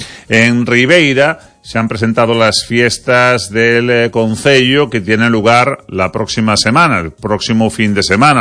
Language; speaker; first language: Spanish; native; Spanish